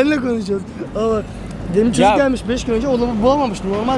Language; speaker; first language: Turkish; native; Turkish